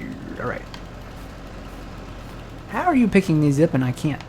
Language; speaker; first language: English; native; English